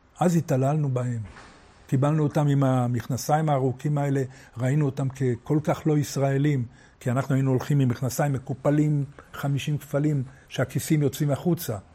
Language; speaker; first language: Hebrew; native; Hebrew